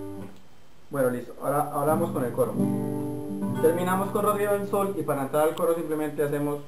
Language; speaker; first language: Spanish; native; Spanish